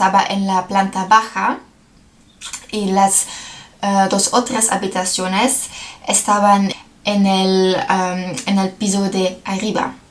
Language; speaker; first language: Spanish; non-native, learner; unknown